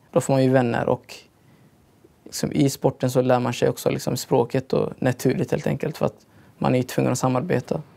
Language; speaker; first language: Swedish; early bilingual, other home language; Somali